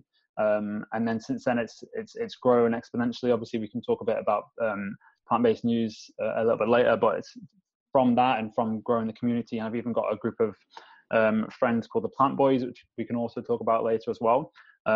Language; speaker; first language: English; native; English